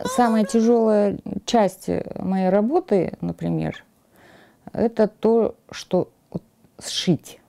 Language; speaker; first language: Russian; native; Russian